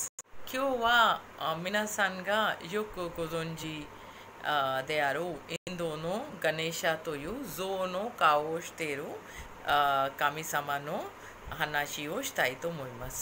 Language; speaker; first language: Japanese; non-native, fluent; Hindi